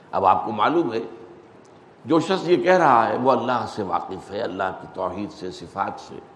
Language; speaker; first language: Urdu; native; Urdu